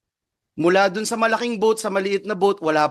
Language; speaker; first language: Filipino; native; Filipino